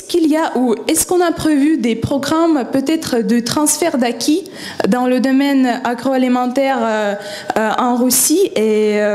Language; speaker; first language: French; non-native, fluent; Russian